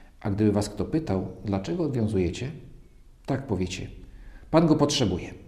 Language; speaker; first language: Polish; native; Polish